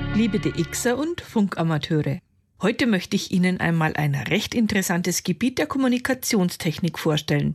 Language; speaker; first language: German; native; German